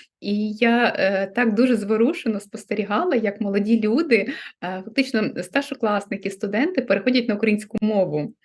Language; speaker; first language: Ukrainian; non-native, local second language; Russian